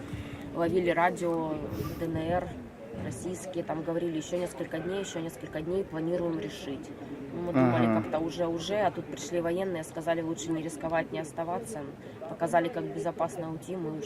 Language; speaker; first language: Russian; native; Russian